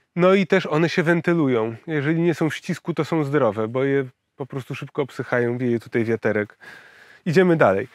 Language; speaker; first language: Polish; native; Polish